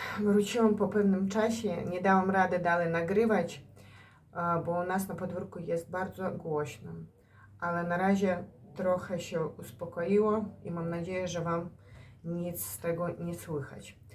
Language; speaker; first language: Polish; non-native, fluent; Ukrainian